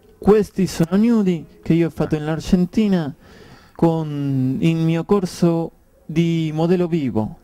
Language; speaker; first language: Italian; non-native, learner; Spanish